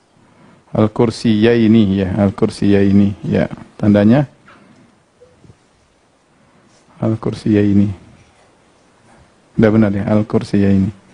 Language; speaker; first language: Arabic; non-native, fluent; Indonesian